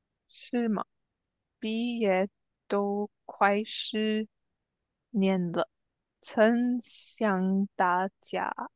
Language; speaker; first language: Chinese; non-native, learner; English